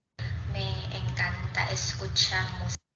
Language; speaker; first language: Spanish; non-native, learner; Filipino